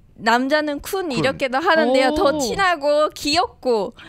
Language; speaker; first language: Korean; non-native, fluent; Japanese